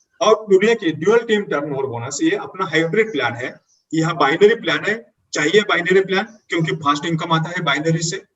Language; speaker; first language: Hindi; non-native, local second language; Marathi